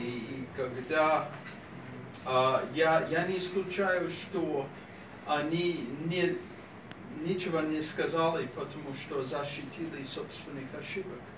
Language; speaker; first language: Russian; non-native, fluent; English